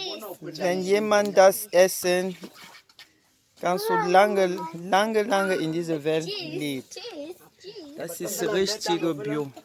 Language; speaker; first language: German; non-native, learner; French